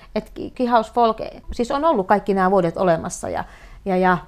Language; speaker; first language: Finnish; native; Finnish